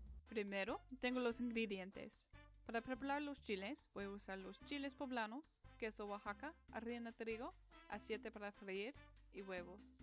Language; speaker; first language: Spanish; non-native, learner; English